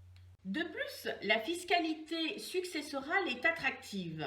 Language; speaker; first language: French; native; French